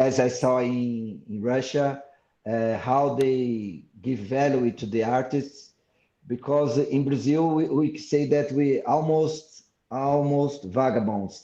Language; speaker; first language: English; non-native, fluent; Portuguese